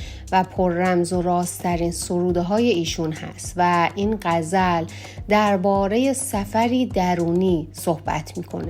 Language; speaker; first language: Persian; native; Persian